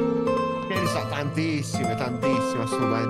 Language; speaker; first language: Italian; native; Italian